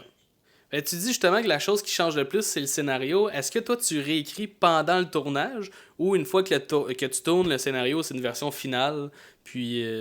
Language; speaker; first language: French; native; French